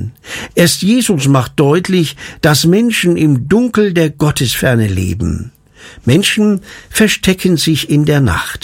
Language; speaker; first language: German; native; German